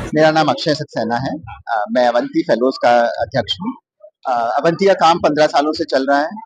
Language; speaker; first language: Hindi; native; Hindi